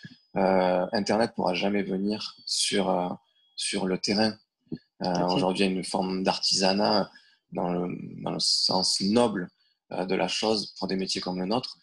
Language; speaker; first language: French; native; French